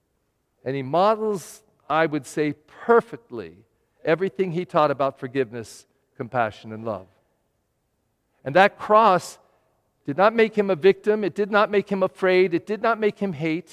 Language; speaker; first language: English; native; English